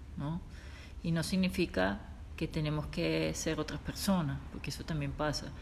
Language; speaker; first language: Spanish; native; Spanish